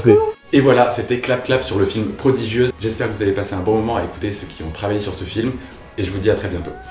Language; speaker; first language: French; native; French